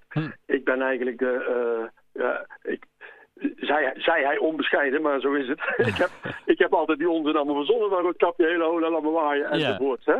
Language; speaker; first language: Dutch; native; Dutch